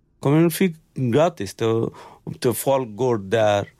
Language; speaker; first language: Swedish; non-native, learner; Bangla